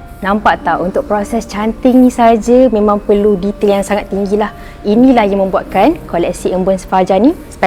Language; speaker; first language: Malay; native; Malay